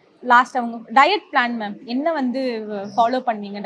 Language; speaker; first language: Tamil; native; Tamil